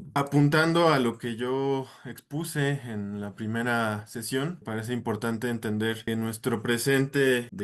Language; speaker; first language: Spanish; native; Spanish